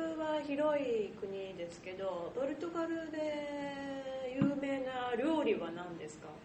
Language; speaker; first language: Japanese; native; Japanese